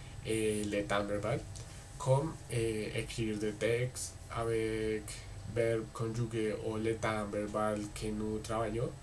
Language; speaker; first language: French; non-native, learner; Spanish